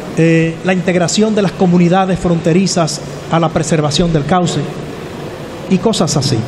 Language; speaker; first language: Spanish; native; Spanish